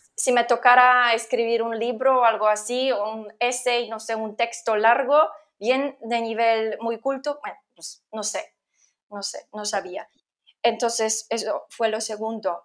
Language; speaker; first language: Spanish; non-native, fluent; Polish